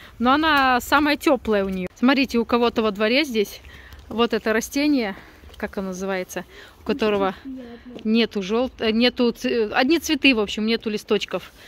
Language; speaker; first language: Russian; native; Russian